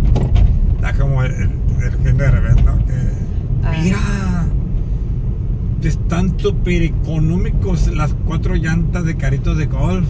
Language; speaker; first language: Spanish; native; Spanish